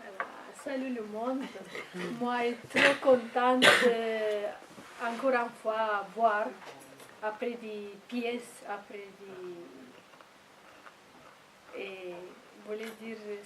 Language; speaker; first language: French; non-native, learner; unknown